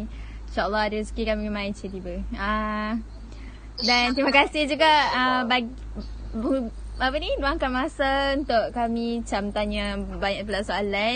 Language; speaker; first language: Malay; native; Malay